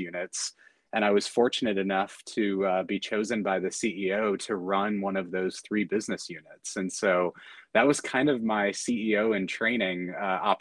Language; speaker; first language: English; native; English